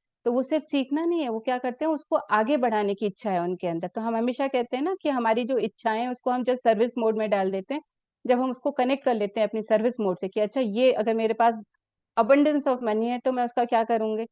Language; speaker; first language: Hindi; native; Hindi